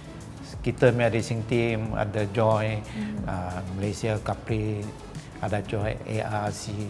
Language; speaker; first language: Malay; non-native, local second language; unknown